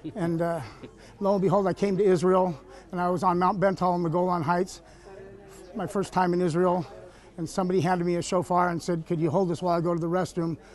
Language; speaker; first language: English; native; English